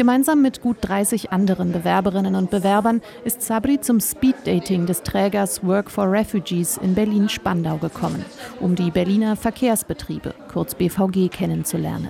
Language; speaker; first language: German; native; German